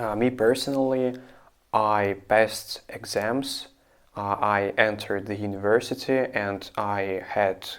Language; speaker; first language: English; non-native, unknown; Russian